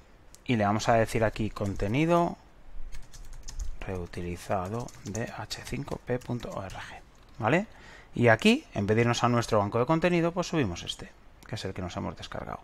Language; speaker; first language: Spanish; native; Spanish